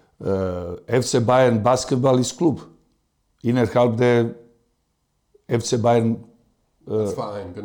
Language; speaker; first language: German; non-native, fluent; Serbian